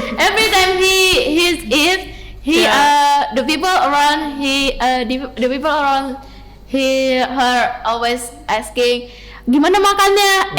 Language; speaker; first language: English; non-native, learner; Indonesian